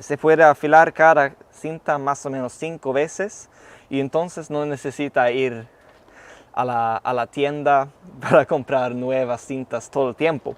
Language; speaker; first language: Spanish; non-native, fluent; Swedish